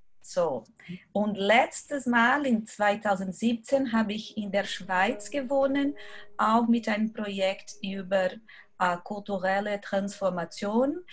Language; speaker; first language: German; non-native, learner; Portuguese